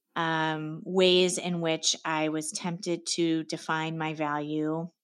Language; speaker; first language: English; native; English